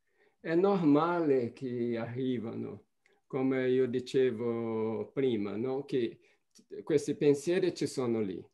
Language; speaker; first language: Italian; non-native, fluent; Portuguese